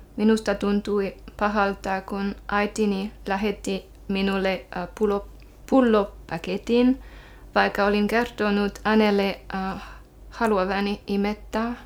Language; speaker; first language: Finnish; non-native, learner; French